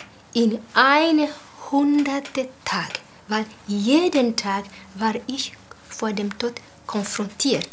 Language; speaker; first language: German; non-native, learner; Kinyarwanda